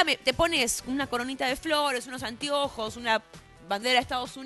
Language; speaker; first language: Spanish; native; Spanish